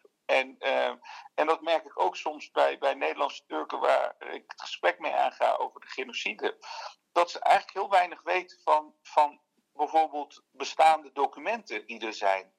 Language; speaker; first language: Dutch; early bilingual, other home language; Turkish